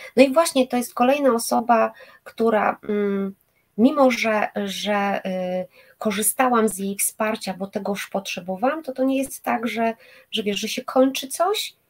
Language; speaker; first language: Polish; native; Polish